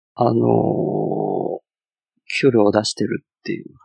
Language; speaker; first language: Japanese; non-native, fluent; Chinese